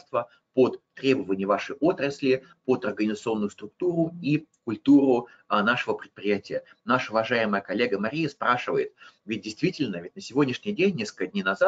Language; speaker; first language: Russian; native; Russian